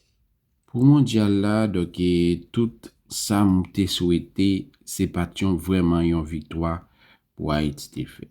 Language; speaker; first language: French; non-native, learner; Haitian Creole